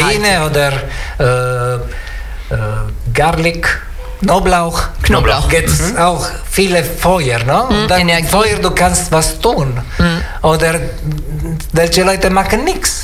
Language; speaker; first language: German; non-native, learner; Italian